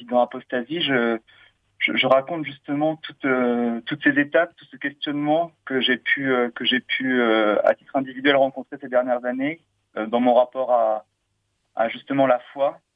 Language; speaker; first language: French; native; French